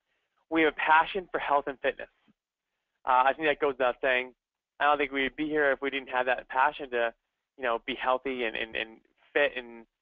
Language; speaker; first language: English; native; English